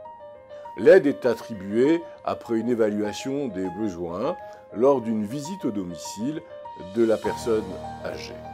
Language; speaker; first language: French; native; French